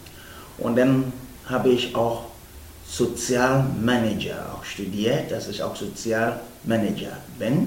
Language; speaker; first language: German; non-native, fluent; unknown